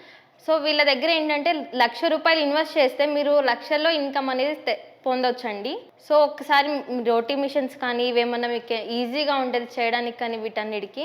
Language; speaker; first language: Telugu; native; Telugu